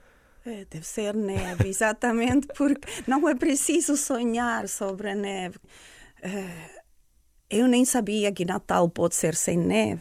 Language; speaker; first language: Portuguese; non-native, fluent; Estonian